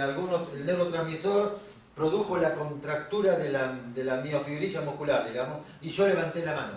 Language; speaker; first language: Spanish; native; Spanish